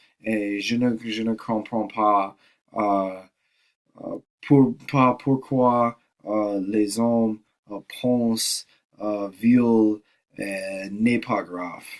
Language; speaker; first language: French; non-native, learner; English